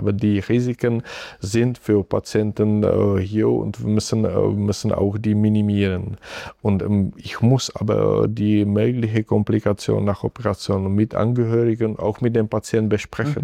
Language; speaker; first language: German; non-native, fluent; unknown